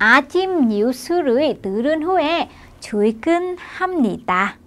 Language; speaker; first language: Korean; non-native, fluent; Vietnamese